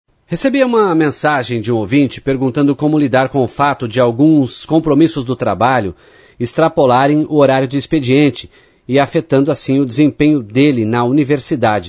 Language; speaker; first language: Portuguese; native; Portuguese